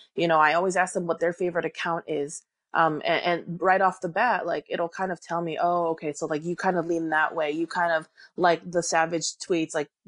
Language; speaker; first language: English; early bilingual, other home language; Korean